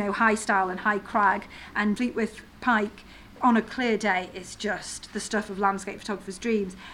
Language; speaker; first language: English; native; English